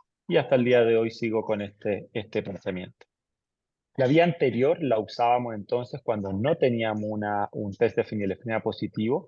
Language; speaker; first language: Spanish; native; Spanish